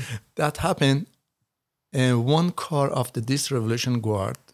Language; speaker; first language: English; non-native, learner; Persian